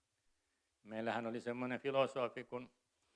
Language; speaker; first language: Finnish; native; Finnish